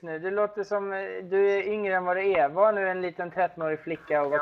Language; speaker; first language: Swedish; native; Swedish